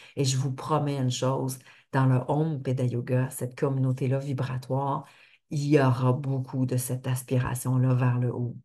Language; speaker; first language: French; native; French